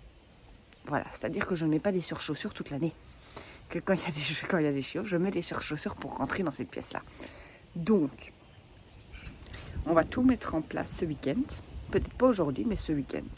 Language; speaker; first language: French; native; French